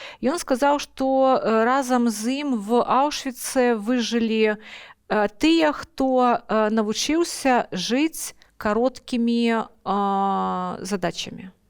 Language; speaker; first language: Belarusian; non-native, local second language; Russian